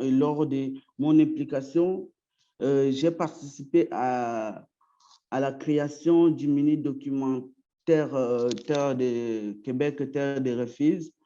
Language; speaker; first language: French; early bilingual, other home language; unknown